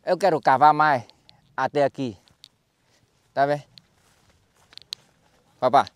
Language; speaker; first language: Portuguese; non-native, learner; Vietnamese